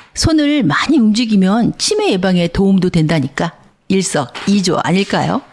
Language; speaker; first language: Korean; native; Korean